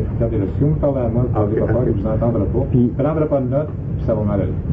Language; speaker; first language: French; native; French